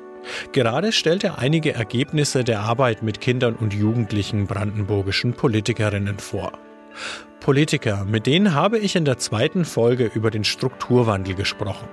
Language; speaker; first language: German; native; German